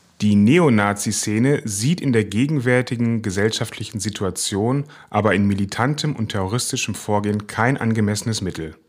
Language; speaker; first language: German; native; German